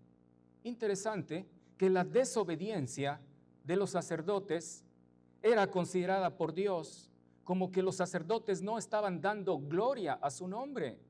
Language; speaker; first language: Spanish; native; Spanish